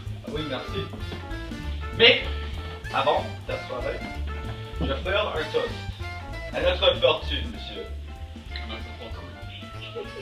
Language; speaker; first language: French; non-native, learner; English